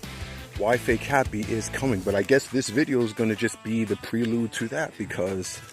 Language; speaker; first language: English; native; English